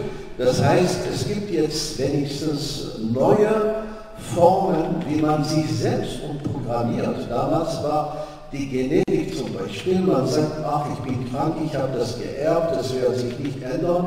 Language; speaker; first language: German; non-native, fluent; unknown